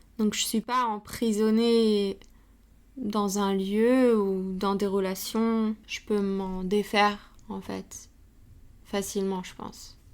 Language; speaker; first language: French; native; French